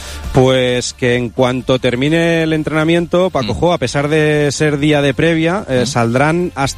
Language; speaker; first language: Spanish; native; Spanish